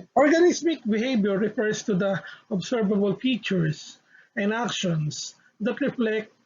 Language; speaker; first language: English; non-native, local second language; Filipino